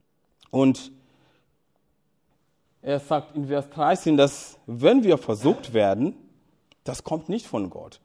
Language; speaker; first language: German; non-native, fluent; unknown